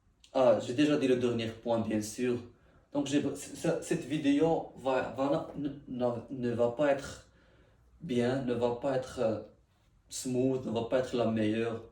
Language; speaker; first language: French; non-native, learner; Arabic